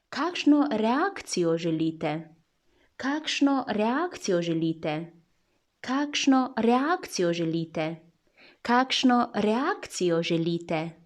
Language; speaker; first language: Slovenian; non-native, fluent; Chinese